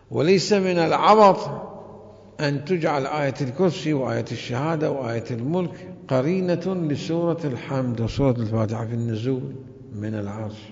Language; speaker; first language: Arabic; native; Arabic